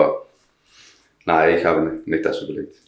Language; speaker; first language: German; non-native, learner; Danish